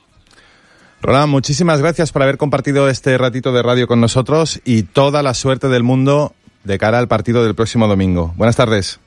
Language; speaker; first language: Spanish; native; Spanish